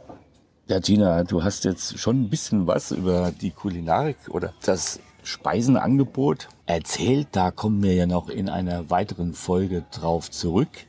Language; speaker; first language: German; native; German